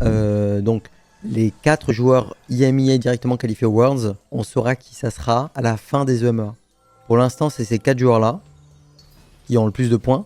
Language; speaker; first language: French; native; French